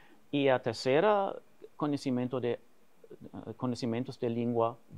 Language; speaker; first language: Portuguese; non-native, fluent; German